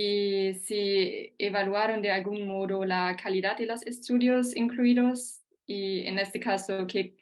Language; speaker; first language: Spanish; non-native, fluent; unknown